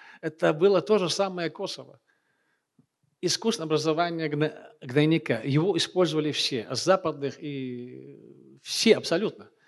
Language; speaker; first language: Russian; non-native, local second language; Chechen